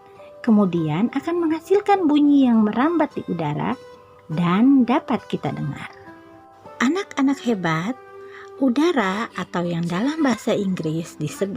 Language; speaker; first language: Indonesian; native; Indonesian